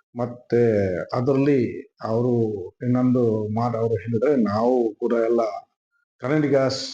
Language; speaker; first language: Kannada; non-native, fluent; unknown